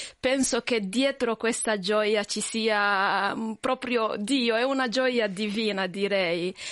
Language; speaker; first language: Italian; non-native, fluent; Swahili